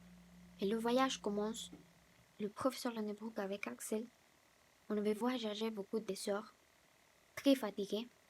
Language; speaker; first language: French; non-native, learner; Spanish